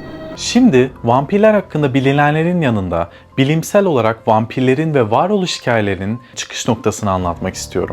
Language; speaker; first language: Turkish; native; Turkish